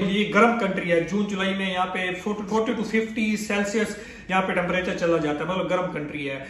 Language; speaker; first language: Urdu; non-native, local second language; Punjabi